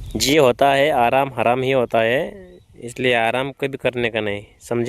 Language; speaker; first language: Hindi; non-native, local second language; Marathi